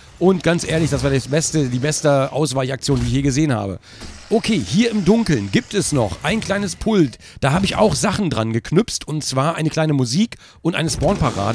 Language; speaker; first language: German; native; German